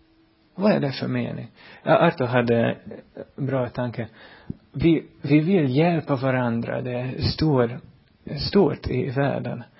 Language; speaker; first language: Swedish; non-native, fluent; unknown